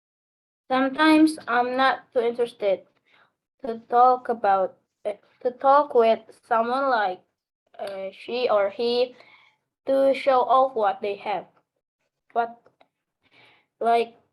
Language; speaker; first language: English; non-native, learner; Indonesian